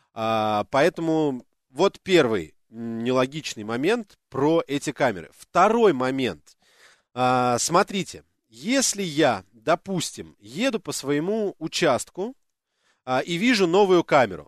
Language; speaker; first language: Russian; native; Russian